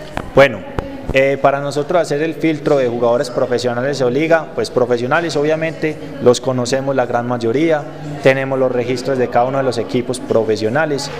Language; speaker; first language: Spanish; native; Spanish